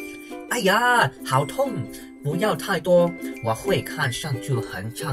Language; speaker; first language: Chinese; non-native, learner; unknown